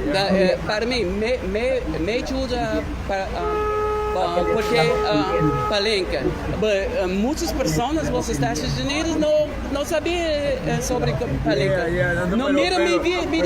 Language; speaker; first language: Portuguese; non-native, learner; English